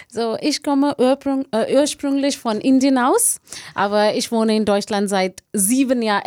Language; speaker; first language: German; non-native, learner; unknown